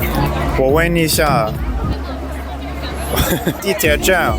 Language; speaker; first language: Chinese; non-native, fluent; Portuguese